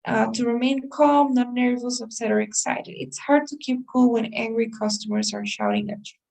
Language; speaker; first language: English; non-native, fluent; Spanish